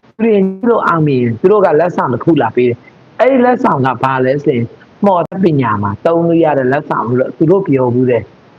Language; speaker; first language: Burmese; non-native, local second language; Mon